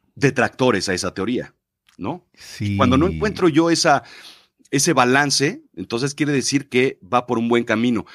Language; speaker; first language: Spanish; native; Spanish